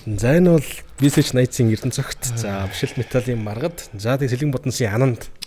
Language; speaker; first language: Mongolian; native; Mongolian